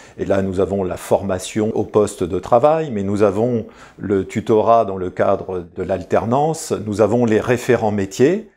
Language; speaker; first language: French; native; French